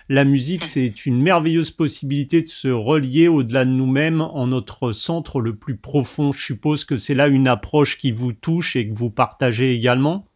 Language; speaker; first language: French; native; French